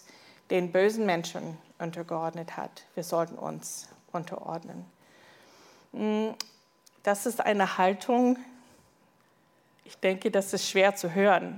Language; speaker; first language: German; non-native, fluent; English